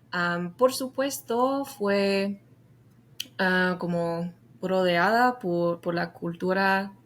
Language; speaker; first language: Spanish; non-native, fluent; English